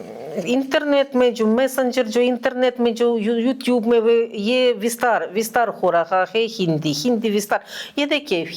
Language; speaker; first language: Hindi; non-native, fluent; Russian